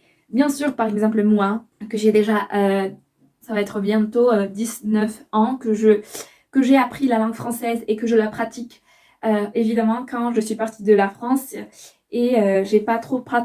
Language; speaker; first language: French; non-native, fluent; Spanish